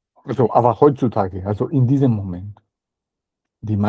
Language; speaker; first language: German; non-native, learner; Spanish